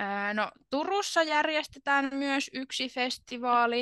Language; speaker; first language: Finnish; native; Finnish